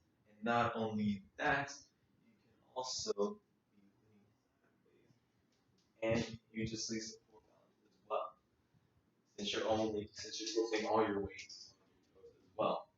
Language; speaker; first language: English; native; English